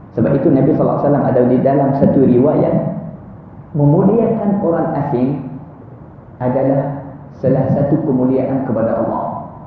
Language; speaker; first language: Malay; non-native, fluent; Arabic